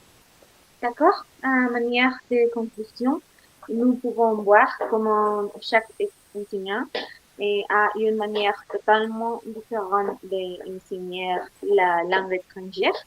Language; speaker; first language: French; non-native, learner; Spanish